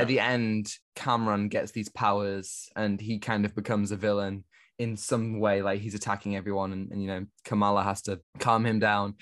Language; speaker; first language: English; native; English